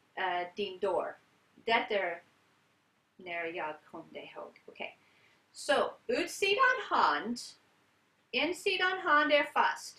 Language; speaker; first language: Swedish; non-native, learner; English